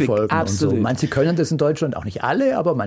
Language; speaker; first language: German; native; German